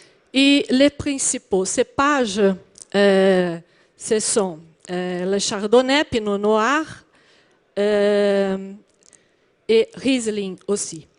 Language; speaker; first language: French; non-native, learner; Portuguese